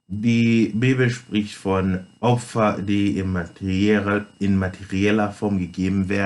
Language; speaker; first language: German; non-native, fluent; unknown